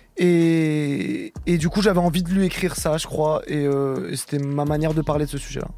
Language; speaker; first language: French; native; French